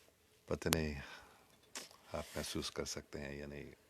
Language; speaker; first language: Hindi; non-native, local second language; English